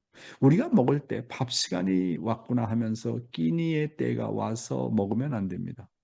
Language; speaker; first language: Korean; native; Korean